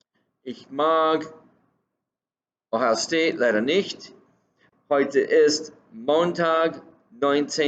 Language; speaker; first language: German; non-native, fluent; English